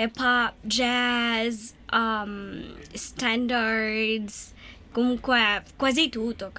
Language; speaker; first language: Italian; non-native, fluent; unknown